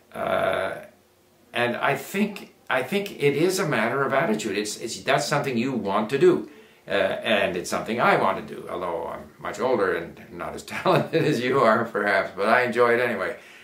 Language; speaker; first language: English; native; English